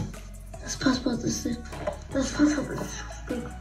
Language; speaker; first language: German; early bilingual, other home language; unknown